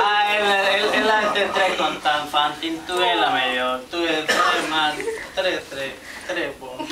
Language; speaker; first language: French; non-native, learner; Portuguese